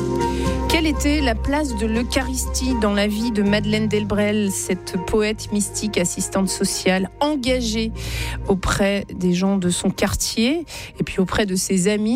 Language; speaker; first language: French; native; French